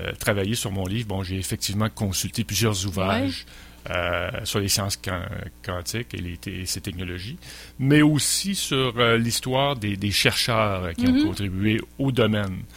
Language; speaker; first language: French; native; French